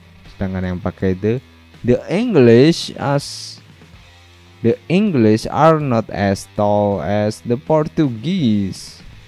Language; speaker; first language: English; non-native, fluent; Indonesian